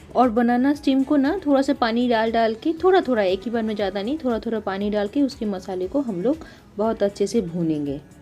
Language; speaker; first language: Hindi; non-native, local second language; Bangla